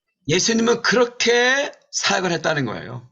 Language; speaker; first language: Korean; native; Korean